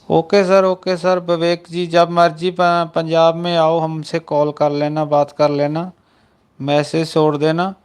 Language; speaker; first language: Hindi; non-native, local second language; Punjabi